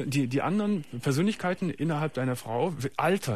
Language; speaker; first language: German; native; German